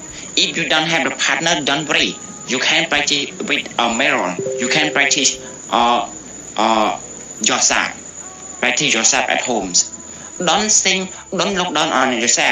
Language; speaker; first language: English; non-native, learner; Khmer